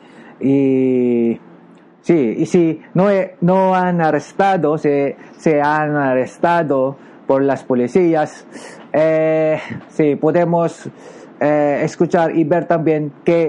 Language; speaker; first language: Spanish; non-native, learner; Filipino